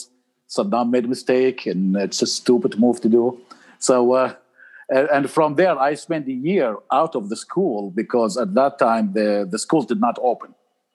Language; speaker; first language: English; non-native, fluent; Arabic